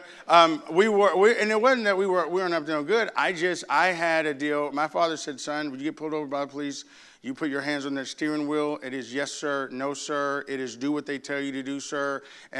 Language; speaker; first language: English; native; English